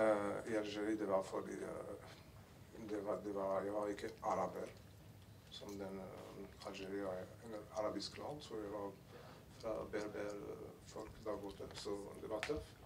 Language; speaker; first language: Norwegian; non-native, learner; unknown